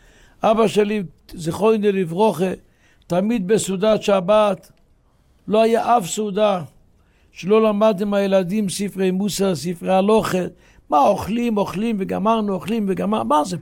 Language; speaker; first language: Hebrew; non-native, local second language; Yiddish